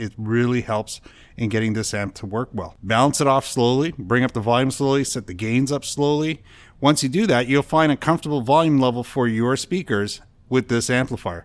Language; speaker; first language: English; native; English